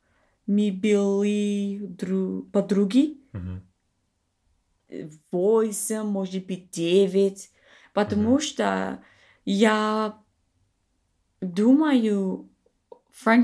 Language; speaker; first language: Russian; non-native, learner; English